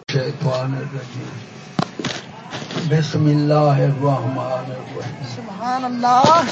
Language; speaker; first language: Urdu; non-native, local second language; Punjabi